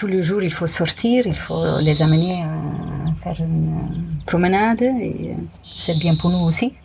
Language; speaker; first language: French; non-native, fluent; English